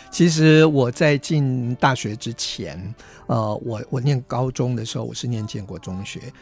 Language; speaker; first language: Chinese; non-native, local second language; Min Nan Chinese